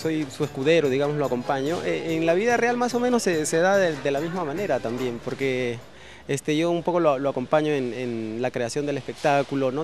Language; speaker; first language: Spanish; native; Spanish